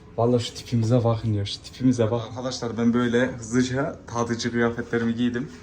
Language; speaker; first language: Turkish; early bilingual, heritage; Turkish